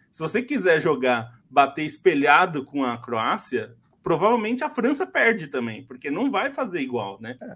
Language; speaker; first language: Portuguese; native; Portuguese